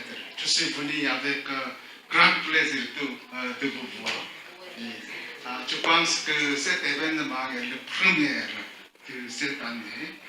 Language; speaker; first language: French; non-native, learner; Korean